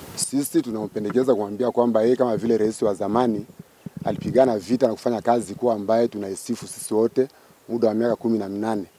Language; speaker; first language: Swahili; native; Swahili